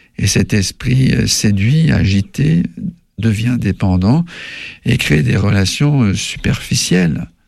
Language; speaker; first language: French; native; French